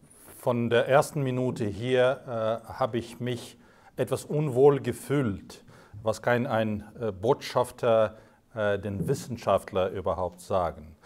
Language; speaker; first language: German; non-native, fluent; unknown